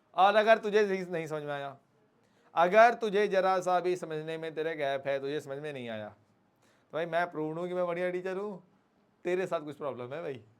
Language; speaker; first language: Hindi; native; Hindi